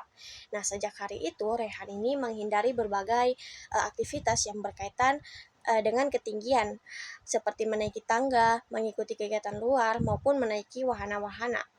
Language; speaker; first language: Indonesian; native; Indonesian